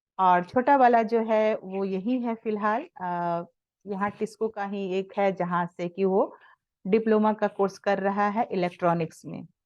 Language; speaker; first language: Hindi; native; Hindi